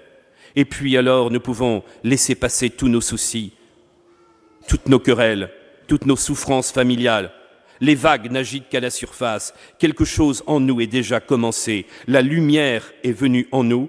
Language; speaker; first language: French; native; French